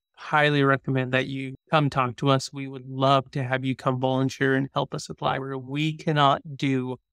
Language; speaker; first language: English; native; English